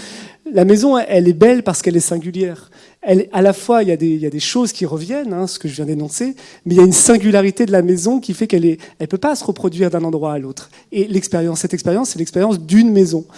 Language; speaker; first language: French; native; French